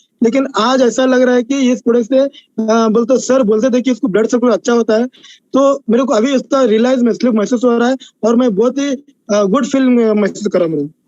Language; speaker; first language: Hindi; non-native, local second language; Marathi